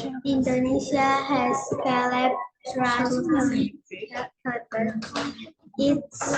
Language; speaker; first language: English; non-native, learner; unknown